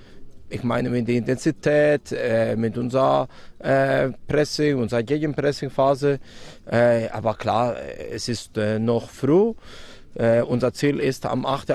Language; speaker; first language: German; non-native, fluent; Greek